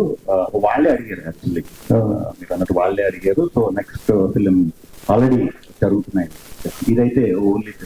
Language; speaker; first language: Telugu; native; Telugu